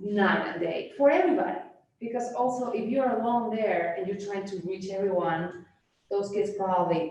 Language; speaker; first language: English; non-native, fluent; Spanish